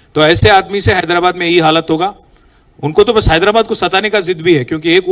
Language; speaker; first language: Hindi; non-native, local second language; Telugu